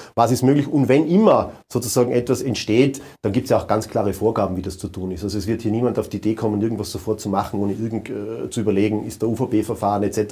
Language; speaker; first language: German; native; German